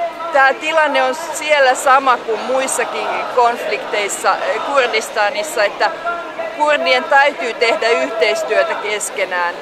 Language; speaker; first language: Finnish; native; Finnish